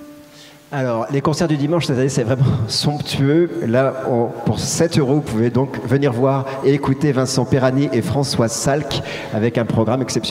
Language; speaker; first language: French; native; French